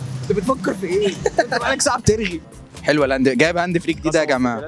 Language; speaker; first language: Arabic; native; Arabic